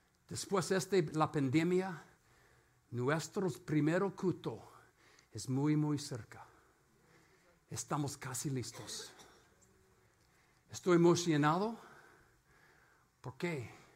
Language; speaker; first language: Spanish; non-native, learner; English